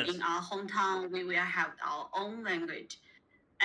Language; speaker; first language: English; non-native, learner; Chinese